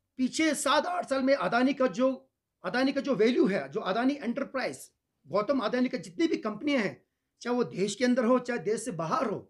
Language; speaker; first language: Hindi; non-native, local second language; Ladakhi